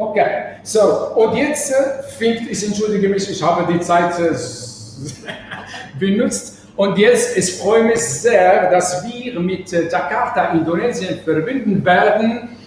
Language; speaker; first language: German; non-native, fluent; Arabic